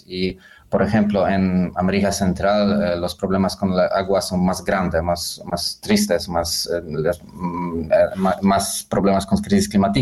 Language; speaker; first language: Spanish; non-native, fluent; Polish